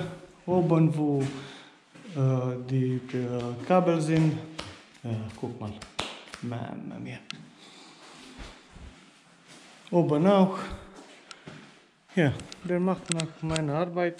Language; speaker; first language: German; non-native, learner; Romanian